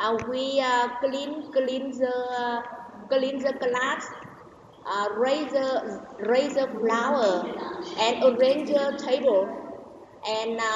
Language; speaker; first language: English; non-native, learner; Vietnamese